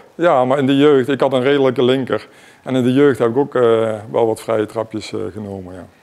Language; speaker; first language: Dutch; native; Dutch